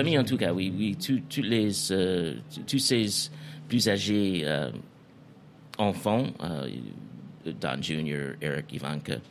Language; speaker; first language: French; non-native, fluent; English